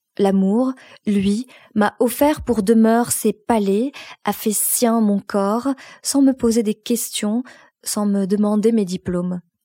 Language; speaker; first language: French; non-native, local second language; Arabic